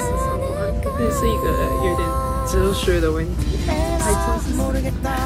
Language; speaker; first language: Chinese; non-native, learner; Japanese